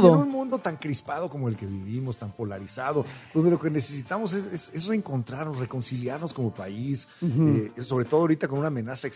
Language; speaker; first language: Spanish; native; Spanish